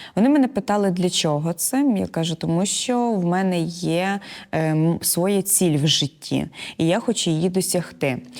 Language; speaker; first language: Ukrainian; non-native, local second language; Romany